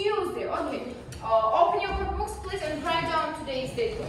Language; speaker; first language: English; non-native, learner; Kazakh